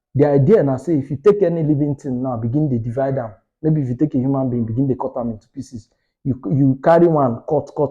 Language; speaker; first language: Nigerian Pidgin; non-native, local second language; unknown